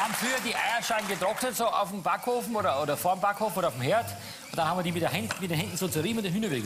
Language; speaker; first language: German; native; German